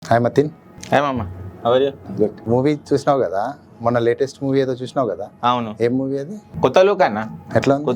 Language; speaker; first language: Telugu; native; Telugu